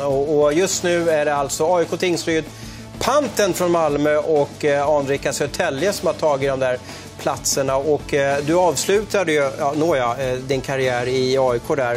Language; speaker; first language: Swedish; native; Swedish